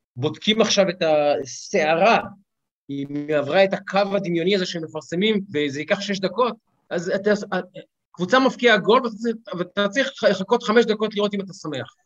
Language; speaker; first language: Hebrew; native; Hebrew